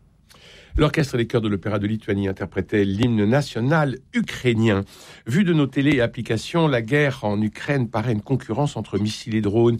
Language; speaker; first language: French; native; French